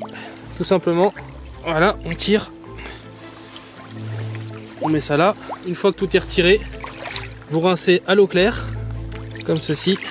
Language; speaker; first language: French; native; French